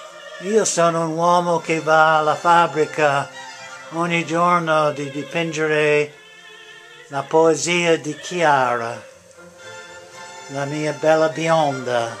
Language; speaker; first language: Italian; non-native, learner; English